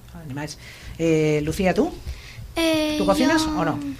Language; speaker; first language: Spanish; native; Spanish